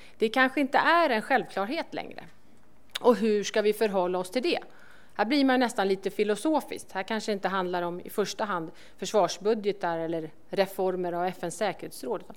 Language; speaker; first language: Swedish; native; Swedish